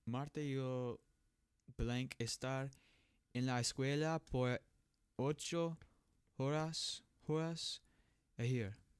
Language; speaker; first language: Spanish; non-native, learner; English